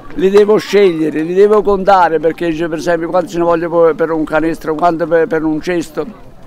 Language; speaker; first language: Italian; native; Italian